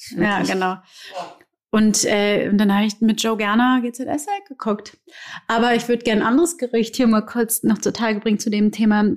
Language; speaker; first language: German; native; German